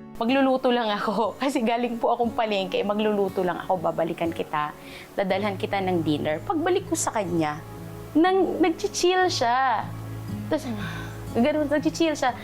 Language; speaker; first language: Filipino; native; Filipino